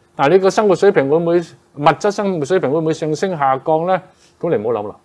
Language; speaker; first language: Chinese; non-native, local second language; Cantonese